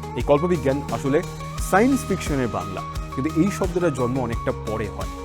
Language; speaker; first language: Bangla; native; Bangla